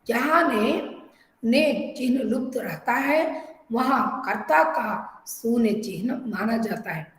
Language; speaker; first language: Hindi; non-native, local second language; Telugu